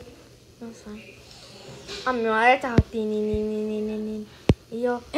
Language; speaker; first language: Spanish; early bilingual, heritage; Spanish